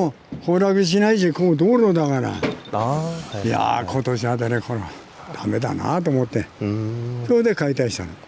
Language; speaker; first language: Japanese; native; Japanese